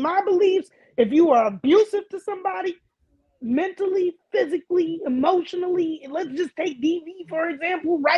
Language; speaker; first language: English; early bilingual, other home language; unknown